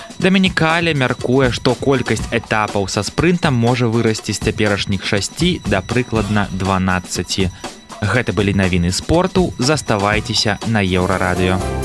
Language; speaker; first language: Belarusian; native; Belarusian